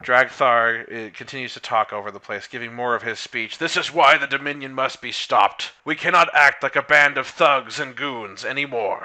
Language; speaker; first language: English; native; English